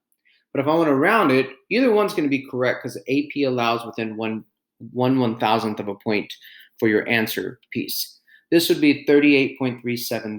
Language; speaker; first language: English; native; English